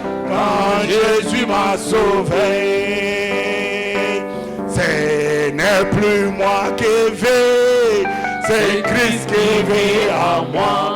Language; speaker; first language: French; non-native, local second language; Lingala